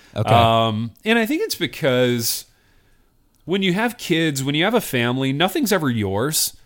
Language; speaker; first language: English; native; English